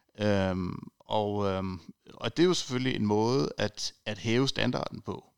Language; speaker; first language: Danish; native; Danish